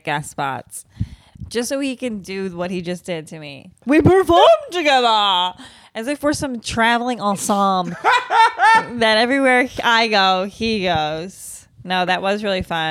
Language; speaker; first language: English; native; English